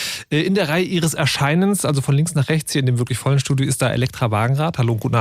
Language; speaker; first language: German; native; German